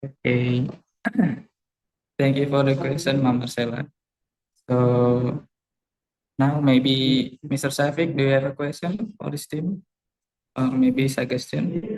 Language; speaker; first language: English; non-native, learner; Indonesian